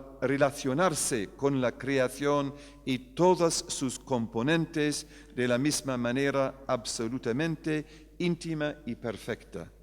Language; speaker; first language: Spanish; non-native, fluent; English